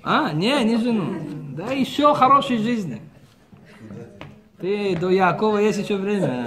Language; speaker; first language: Russian; early bilingual, heritage; Russian